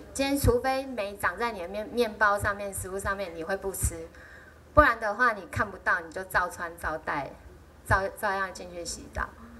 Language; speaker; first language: Chinese; native; Chinese